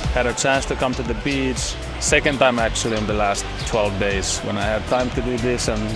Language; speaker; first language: English; non-native, fluent; Finnish